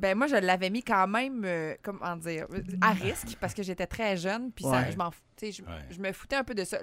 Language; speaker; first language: French; native; French